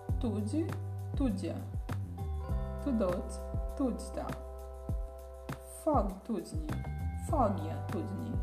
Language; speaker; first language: Hungarian; non-native, learner; Portuguese